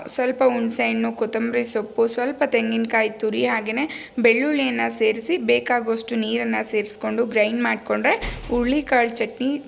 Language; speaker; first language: Kannada; native; Kannada